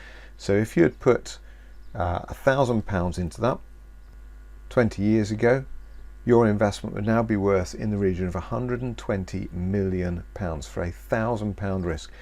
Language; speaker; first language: English; native; English